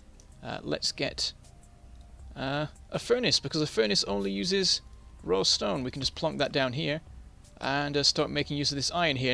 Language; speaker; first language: English; native; English